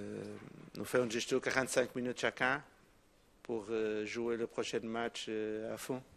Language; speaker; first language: French; non-native, fluent; Portuguese